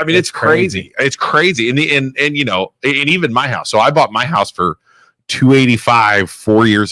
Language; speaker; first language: English; native; English